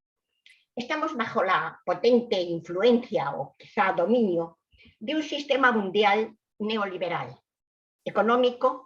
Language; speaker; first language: Spanish; native; Spanish